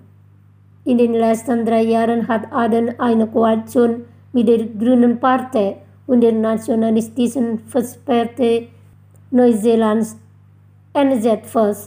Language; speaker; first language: German; non-native, fluent; Indonesian